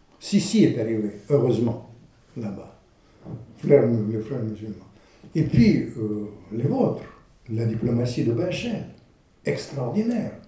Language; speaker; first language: French; non-native, fluent; Russian